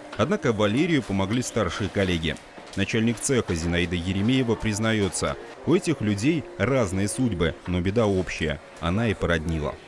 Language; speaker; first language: Russian; native; Russian